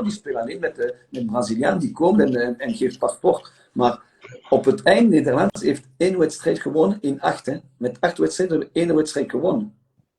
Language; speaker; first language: Dutch; non-native, local second language; French